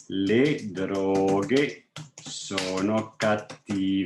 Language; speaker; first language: Italian; non-native, fluent; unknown